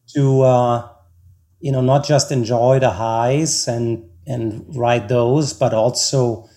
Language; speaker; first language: English; non-native, fluent; German